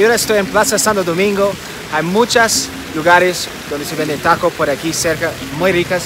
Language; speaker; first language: Spanish; non-native, fluent; English